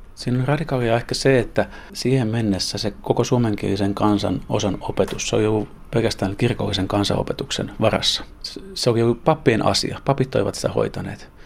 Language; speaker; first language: Finnish; native; Finnish